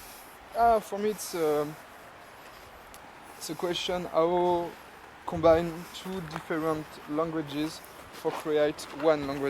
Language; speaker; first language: English; non-native, learner; French